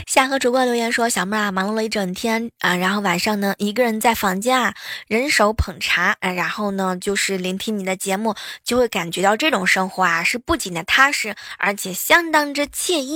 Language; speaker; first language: Chinese; native; Chinese